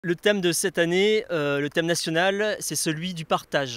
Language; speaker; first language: French; native; French